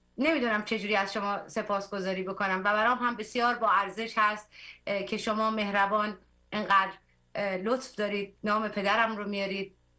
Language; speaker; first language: Persian; early bilingual, heritage; Persian